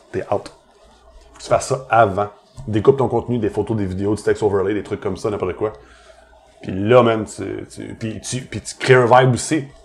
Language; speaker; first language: French; native; French